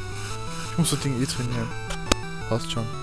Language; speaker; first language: German; native; German